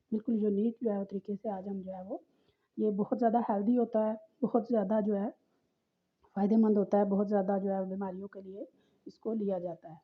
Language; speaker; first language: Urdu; non-native, local second language; Pahari-Potwari